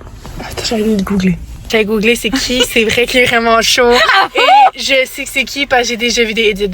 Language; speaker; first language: French; native; French